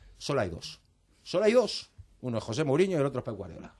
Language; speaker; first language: Spanish; native; Spanish